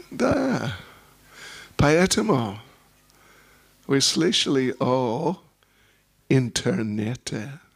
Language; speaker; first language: Russian; non-native, learner; English